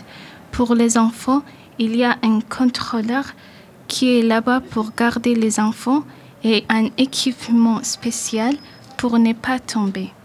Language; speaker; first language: French; non-native, learner; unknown